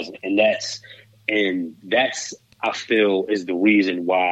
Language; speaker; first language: English; native; English